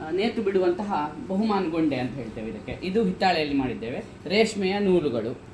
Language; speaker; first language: Kannada; native; Kannada